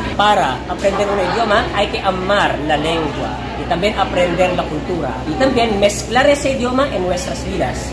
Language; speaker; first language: Spanish; non-native, fluent; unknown